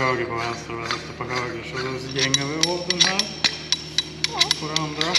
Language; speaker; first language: Swedish; native; Swedish